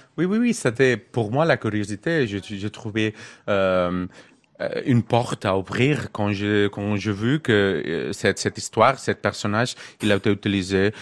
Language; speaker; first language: French; non-native, learner; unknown